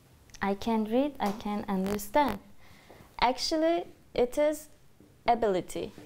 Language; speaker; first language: English; non-native, fluent; Turkish